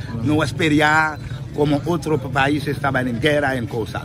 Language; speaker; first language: Spanish; non-native, fluent; Haitian Creole